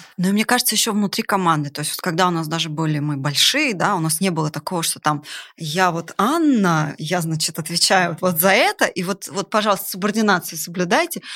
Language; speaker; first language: Russian; native; Russian